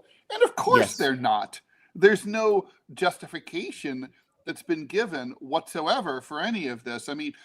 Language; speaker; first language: English; native; English